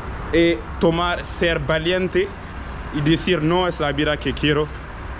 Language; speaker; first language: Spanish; non-native, learner; French